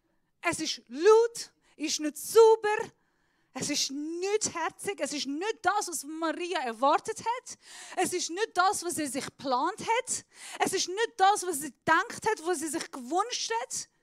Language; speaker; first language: German; non-native, fluent; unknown